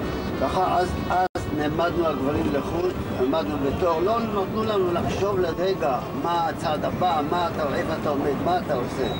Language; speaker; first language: Hebrew; non-native, fluent; Yiddish